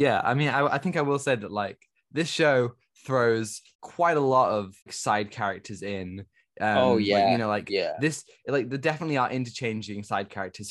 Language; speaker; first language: English; native; English